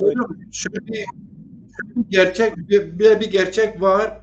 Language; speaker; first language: Turkish; native; Turkish